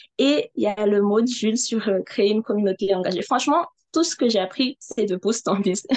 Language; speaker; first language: French; non-native, local second language; Malagasy